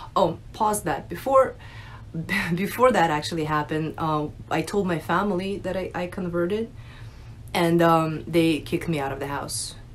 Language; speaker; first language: English; early bilingual, other home language; Russian